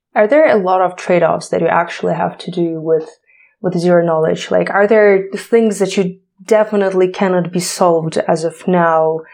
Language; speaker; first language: English; non-native, fluent; Ukrainian